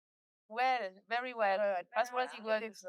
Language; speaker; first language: English; non-native, learner; French